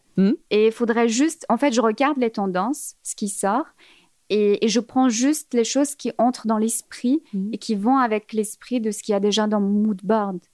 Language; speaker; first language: French; early bilingual, other home language; Arabic